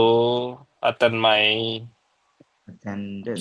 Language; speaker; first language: English; non-native, learner; Indonesian